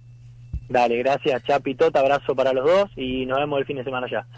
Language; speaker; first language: Spanish; native; Spanish